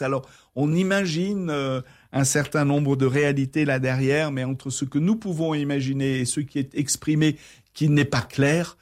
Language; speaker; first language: French; native; French